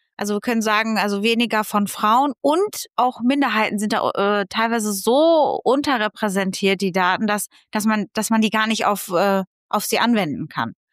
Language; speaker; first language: German; early bilingual, other home language; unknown